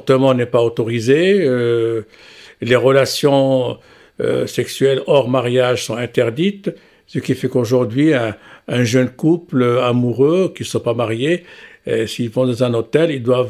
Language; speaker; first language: French; non-native, local second language; Arabic